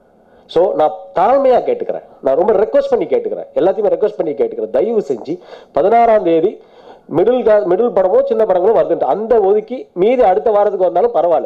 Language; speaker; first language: Tamil; native; Tamil